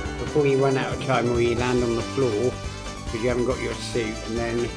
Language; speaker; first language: English; native; English